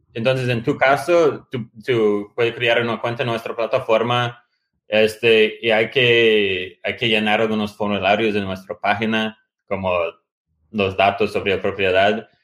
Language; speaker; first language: Spanish; non-native, fluent; English